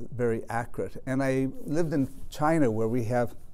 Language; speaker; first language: English; native; English